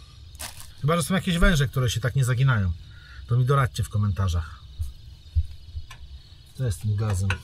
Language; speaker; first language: Polish; native; Polish